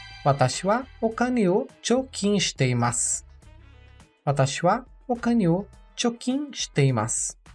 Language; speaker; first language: Japanese; non-native, learner; Portuguese